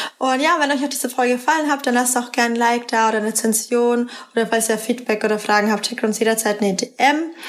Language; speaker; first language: German; early bilingual, other home language; Persian